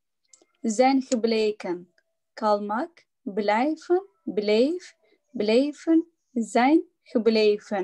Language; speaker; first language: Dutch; non-native, learner; Turkish